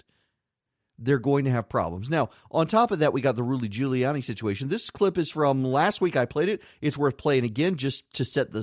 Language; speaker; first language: English; native; English